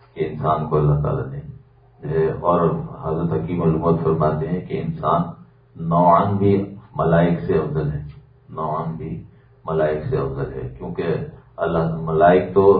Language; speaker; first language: Urdu; native; Urdu